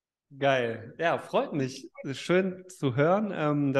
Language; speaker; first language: German; native; German